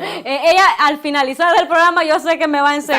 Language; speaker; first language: Spanish; native; Spanish